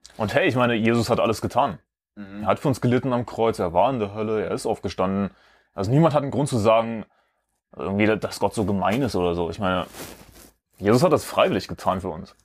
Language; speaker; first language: German; native; German